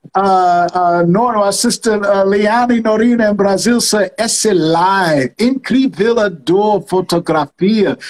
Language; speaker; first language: English; native; English